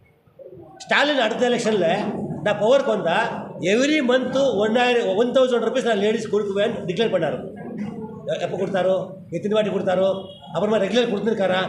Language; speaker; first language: Tamil; non-native, learner; Kannada